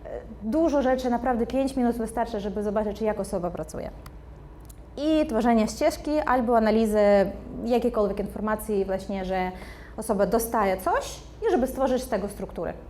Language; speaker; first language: Polish; non-native, fluent; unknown